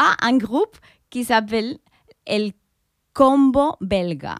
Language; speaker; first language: French; non-native, fluent; Spanish